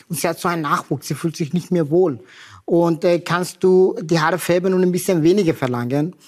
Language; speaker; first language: German; non-native, fluent; Persian